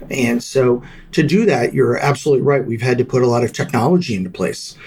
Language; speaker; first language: English; native; English